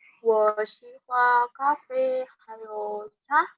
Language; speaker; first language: Chinese; non-native, learner; Indonesian